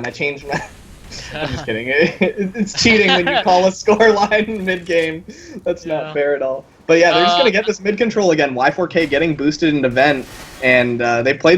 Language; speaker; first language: English; native; English